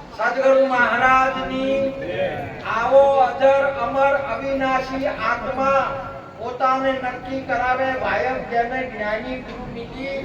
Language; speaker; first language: Gujarati; non-native, local second language; Marwari